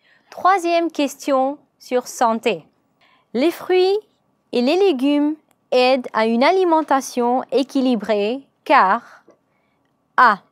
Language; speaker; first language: French; non-native, learner; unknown